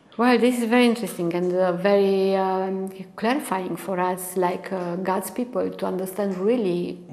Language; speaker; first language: English; non-native, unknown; Romanian